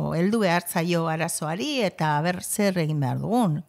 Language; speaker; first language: Basque; native; Basque